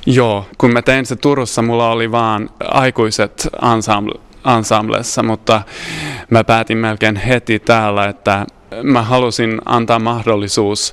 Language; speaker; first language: Finnish; non-native, fluent; Swedish